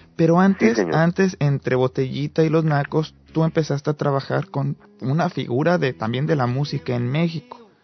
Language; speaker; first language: Spanish; native; Spanish